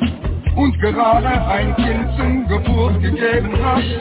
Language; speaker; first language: German; non-native, learner; Dutch